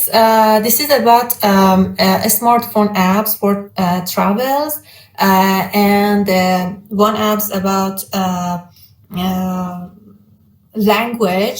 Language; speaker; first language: English; non-native, learner; Persian